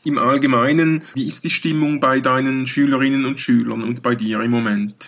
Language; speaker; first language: German; native; German